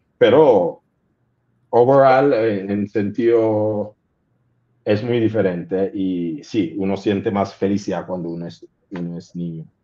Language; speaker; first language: Spanish; non-native, local second language; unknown